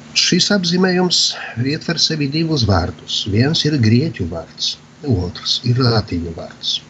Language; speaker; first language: Latvian; non-native, fluent; Polish